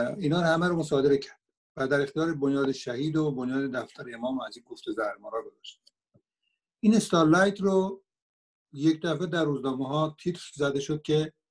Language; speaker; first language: Persian; native; Persian